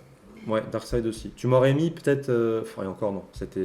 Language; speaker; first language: French; native; French